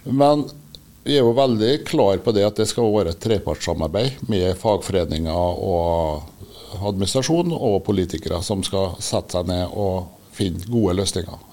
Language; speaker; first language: Norwegian; native; Norwegian